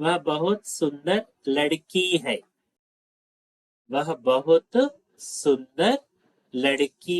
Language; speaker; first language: Hindi; non-native, local second language; Telugu